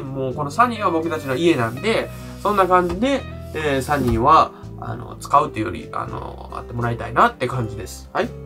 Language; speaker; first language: Japanese; native; Japanese